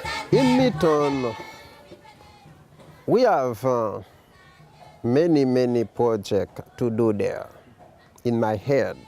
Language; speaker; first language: English; non-native, local second language; Haitian Creole